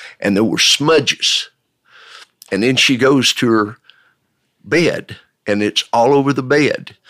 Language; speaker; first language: English; native; English